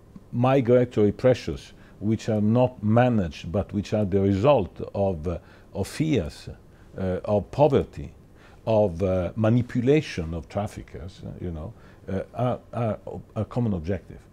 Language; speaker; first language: English; non-native, fluent; Italian